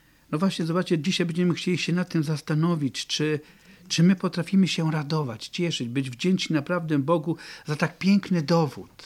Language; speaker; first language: Polish; native; Polish